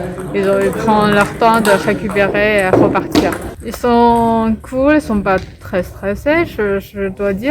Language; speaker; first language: French; non-native, learner; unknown